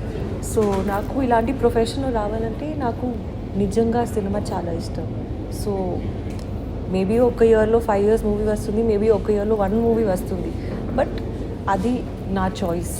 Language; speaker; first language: Telugu; non-native, learner; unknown